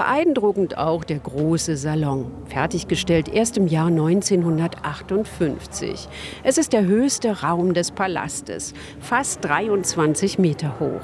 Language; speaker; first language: German; native; German